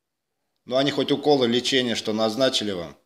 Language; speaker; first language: Russian; native; Russian